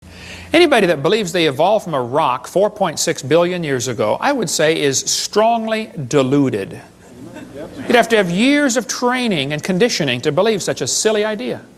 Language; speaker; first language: English; native; English